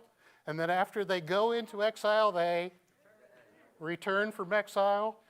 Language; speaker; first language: English; native; English